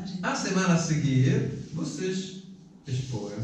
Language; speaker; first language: Portuguese; non-native, fluent; Italian